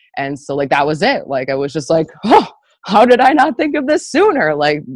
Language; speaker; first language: English; native; English